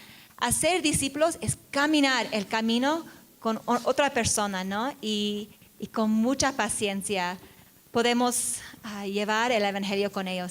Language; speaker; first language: Spanish; non-native, fluent; English